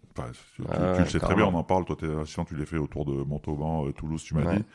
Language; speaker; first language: French; native; French